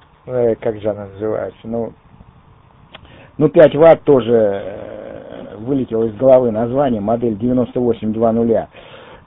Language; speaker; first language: Russian; native; Russian